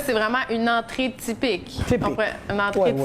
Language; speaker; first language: French; native; French